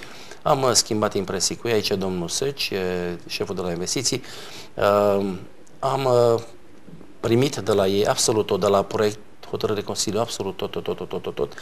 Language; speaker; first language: Romanian; native; Romanian